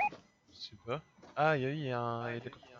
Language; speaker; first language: French; native; French